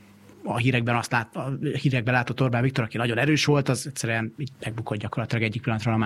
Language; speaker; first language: Hungarian; native; Hungarian